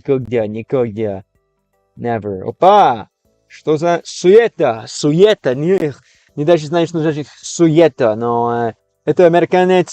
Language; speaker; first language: Russian; non-native, learner; English